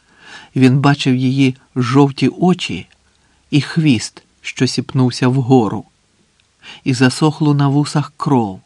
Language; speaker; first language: Ukrainian; native; Ukrainian